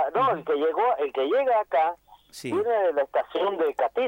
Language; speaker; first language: Spanish; native; Spanish